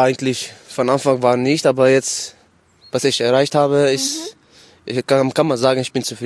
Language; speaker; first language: German; non-native, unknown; Arabic